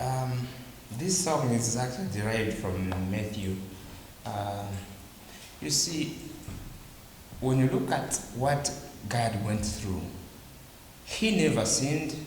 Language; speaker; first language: English; non-native, local second language; Bemba